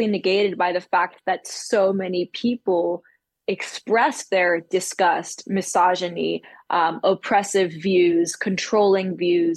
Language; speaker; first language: English; native; English